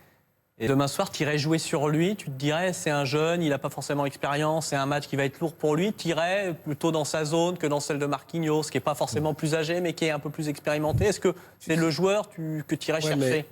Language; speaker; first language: French; native; French